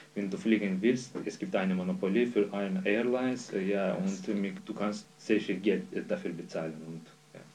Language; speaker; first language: German; non-native, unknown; Azerbaijani